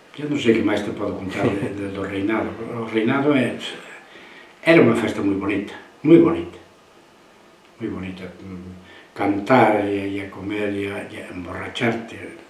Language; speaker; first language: Galician; native; Galician